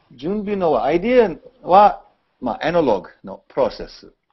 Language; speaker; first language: Japanese; non-native, learner; English